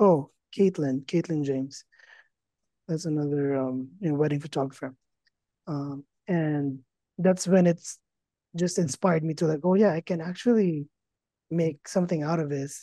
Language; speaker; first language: English; non-native, local second language; Filipino